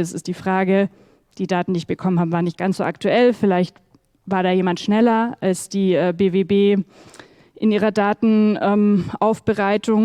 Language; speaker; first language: German; native; German